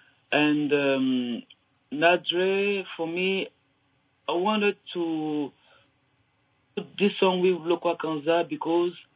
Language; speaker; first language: English; non-native, learner; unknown